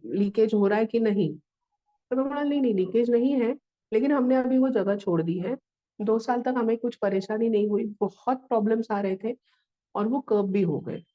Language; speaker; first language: Hindi; non-native, local second language; Marathi